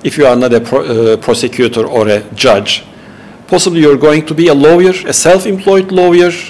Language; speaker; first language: English; non-native, fluent; Turkish